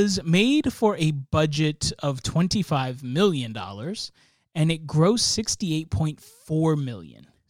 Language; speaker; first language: English; native; English